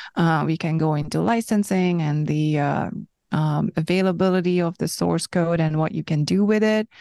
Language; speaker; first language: English; non-native, fluent; Hungarian